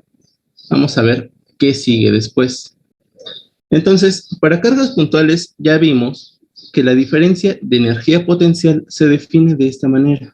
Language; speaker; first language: Spanish; native; Spanish